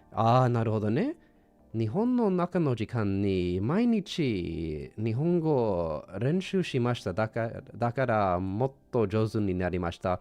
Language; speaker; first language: Japanese; non-native, learner; English